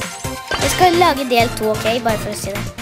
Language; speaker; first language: Norwegian; early bilingual, other home language; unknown